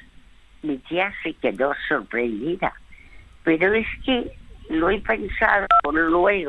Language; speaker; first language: Spanish; early bilingual, other home language; French